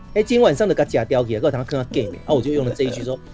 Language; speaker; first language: Chinese; non-native, local second language; Min Nan Chinese